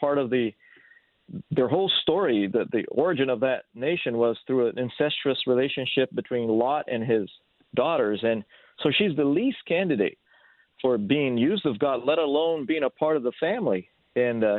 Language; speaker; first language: English; non-native, fluent; Portuguese